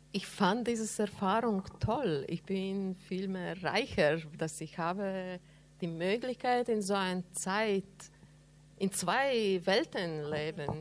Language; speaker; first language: German; non-native, learner; Latvian